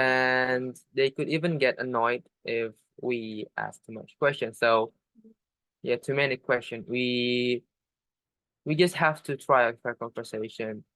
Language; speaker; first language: English; non-native, fluent; Indonesian